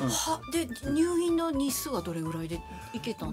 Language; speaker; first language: Japanese; native; Japanese